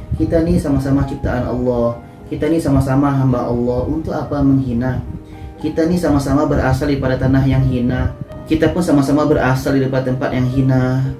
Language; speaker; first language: Indonesian; native; Indonesian